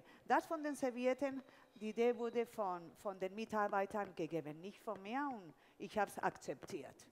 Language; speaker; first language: German; non-native, fluent; Spanish